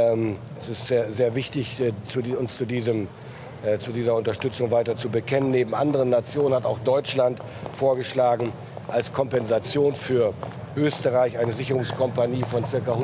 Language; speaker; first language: German; native; German